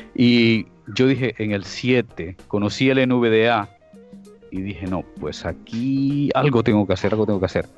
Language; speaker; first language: Spanish; native; Spanish